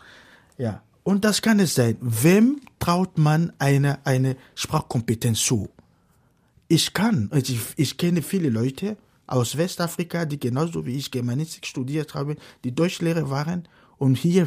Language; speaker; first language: German; non-native, fluent; Fon